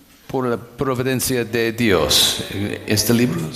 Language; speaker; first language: Spanish; non-native, learner; English